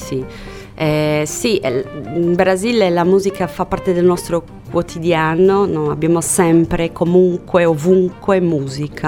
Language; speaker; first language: Italian; non-native, fluent; Portuguese